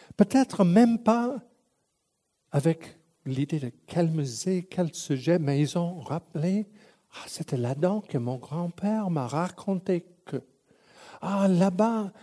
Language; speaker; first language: French; non-native, local second language; English